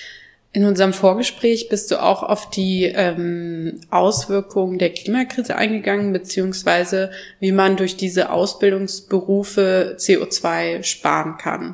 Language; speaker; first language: German; native; German